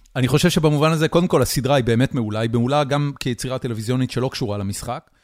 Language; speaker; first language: Hebrew; native; Hebrew